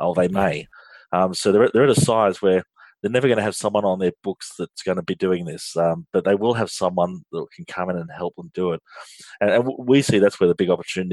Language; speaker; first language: English; native; English